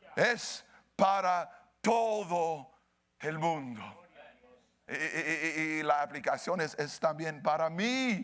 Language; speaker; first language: Spanish; early bilingual, heritage; Spanish